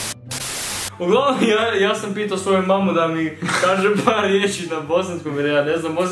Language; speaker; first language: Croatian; early bilingual, heritage; Croatian